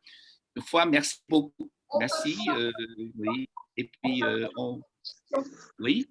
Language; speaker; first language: French; non-native, fluent; Vietnamese